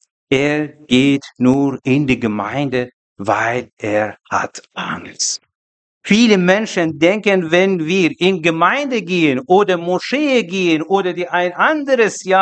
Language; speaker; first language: German; non-native, learner; Persian